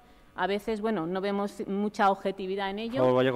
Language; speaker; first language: Spanish; native; Spanish